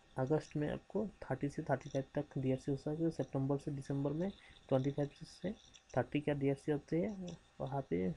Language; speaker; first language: Hindi; non-native, local second language; Bangla